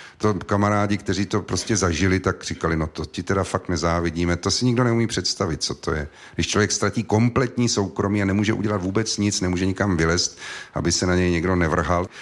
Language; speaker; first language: Czech; native; Czech